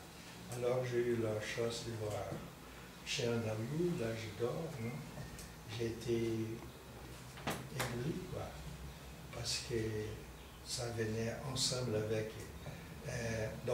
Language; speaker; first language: French; non-native, fluent; Portuguese